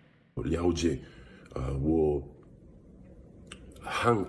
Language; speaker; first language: Chinese; non-native, learner; English